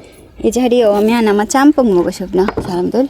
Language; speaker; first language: Korean; non-native, learner; Bangla